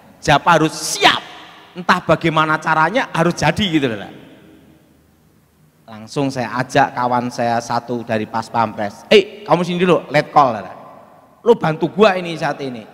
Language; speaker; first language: Indonesian; native; Indonesian